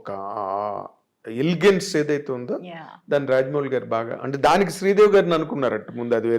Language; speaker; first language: Telugu; native; Telugu